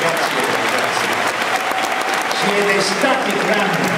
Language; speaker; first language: Italian; non-native, learner; English